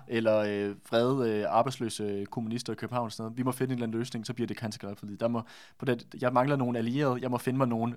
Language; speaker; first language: Danish; native; Danish